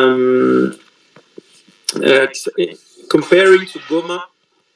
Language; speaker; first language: English; non-native, learner; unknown